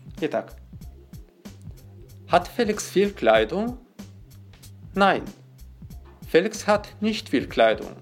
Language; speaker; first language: German; non-native, fluent; Russian